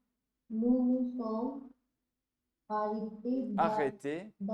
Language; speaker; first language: French; non-native, learner; Hindi